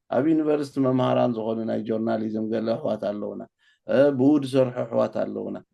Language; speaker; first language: Tigrinya; native; Tigrinya